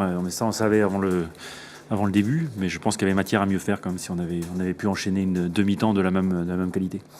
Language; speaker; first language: French; native; French